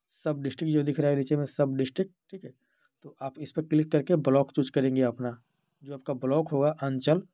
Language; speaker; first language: Hindi; native; Hindi